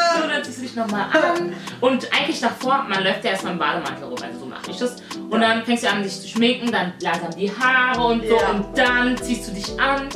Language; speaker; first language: German; native; German